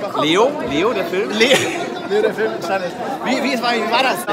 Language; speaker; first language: German; native; German